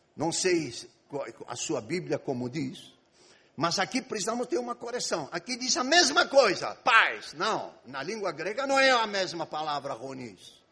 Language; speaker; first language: Portuguese; non-native, fluent; Greek